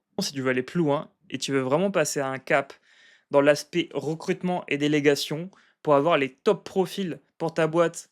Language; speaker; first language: French; native; French